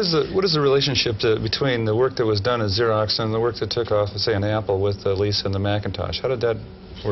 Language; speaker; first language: English; native; English